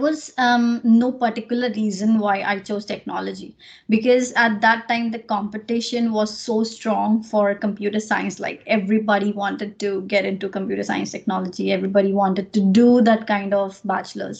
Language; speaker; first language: English; non-native, local second language; Marathi